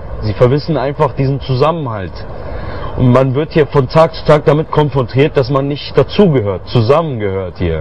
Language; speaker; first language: German; early bilingual, other home language; Turkish